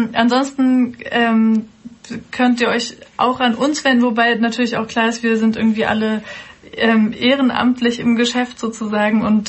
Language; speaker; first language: German; native; German